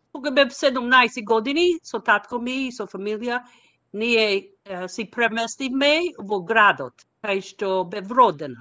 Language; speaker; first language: Macedonian; non-native, fluent; English